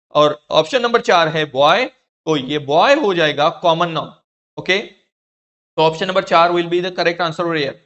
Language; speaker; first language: Hindi; non-native, local second language; Marathi